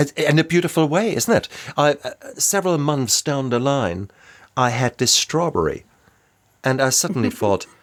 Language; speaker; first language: English; non-native, fluent; German